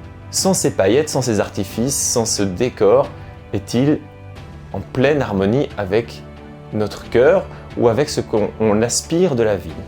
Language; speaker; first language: French; native; French